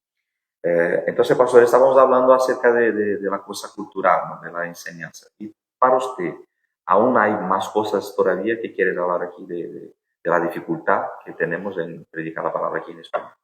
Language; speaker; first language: Spanish; non-native, fluent; Portuguese